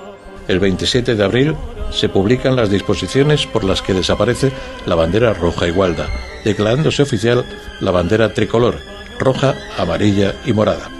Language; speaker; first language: Spanish; native; Spanish